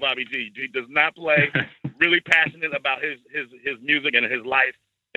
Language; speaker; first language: English; native; English